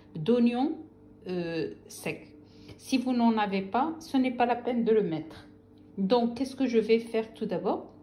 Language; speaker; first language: French; non-native, local second language; Arabic